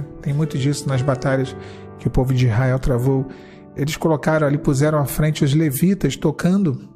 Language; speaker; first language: Portuguese; native; Portuguese